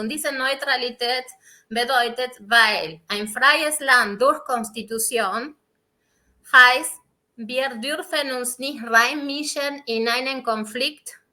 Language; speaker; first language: German; non-native, fluent; Spanish